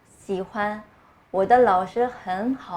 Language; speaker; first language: Chinese; non-native, learner; Korean